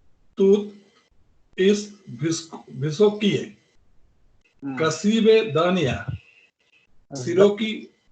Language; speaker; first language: Russian; non-native, learner; Hindi